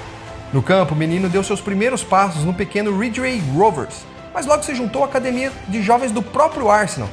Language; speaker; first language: Portuguese; native; Portuguese